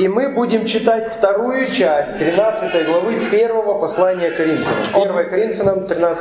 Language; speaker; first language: Polish; non-native, learner; Russian